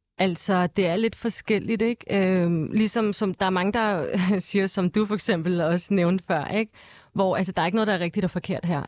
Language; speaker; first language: Danish; early bilingual, other home language; Turkish